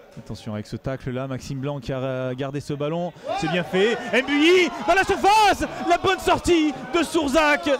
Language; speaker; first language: French; native; French